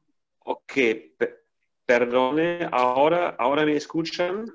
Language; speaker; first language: Spanish; non-native, fluent; German